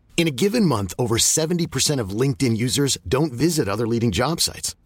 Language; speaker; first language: French; native; French